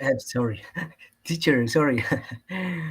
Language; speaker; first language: English; non-native, learner; Spanish